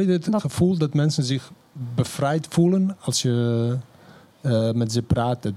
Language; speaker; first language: Dutch; non-native, fluent; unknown